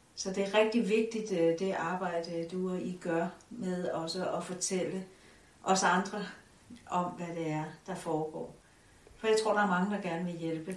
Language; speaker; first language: Danish; native; Danish